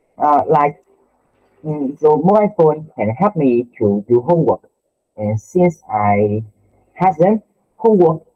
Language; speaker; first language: English; non-native, learner; Vietnamese